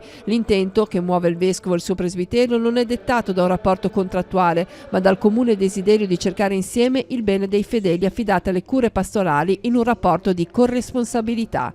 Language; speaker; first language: Italian; native; Italian